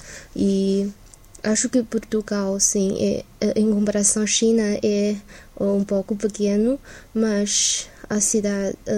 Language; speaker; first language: Portuguese; non-native, learner; Chinese